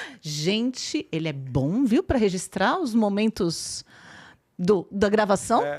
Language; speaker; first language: Portuguese; native; Portuguese